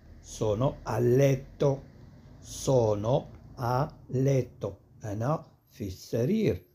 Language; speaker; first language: Italian; non-native, fluent; Arabic